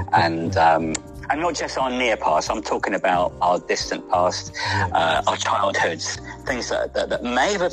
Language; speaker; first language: English; native; English